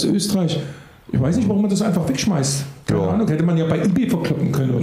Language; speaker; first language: German; native; German